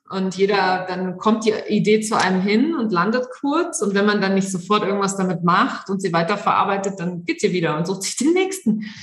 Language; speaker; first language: German; native; German